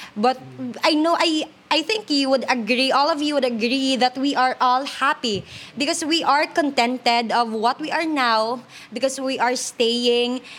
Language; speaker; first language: English; non-native, local second language; Hiligaynon